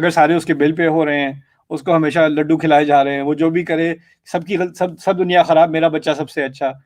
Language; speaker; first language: Urdu; early bilingual, heritage; Urdu